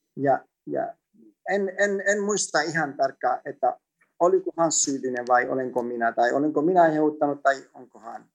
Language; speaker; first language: Finnish; non-native, fluent; Greek